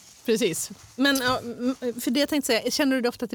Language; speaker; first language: Swedish; native; Swedish